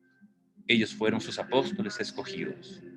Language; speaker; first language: Spanish; native; Spanish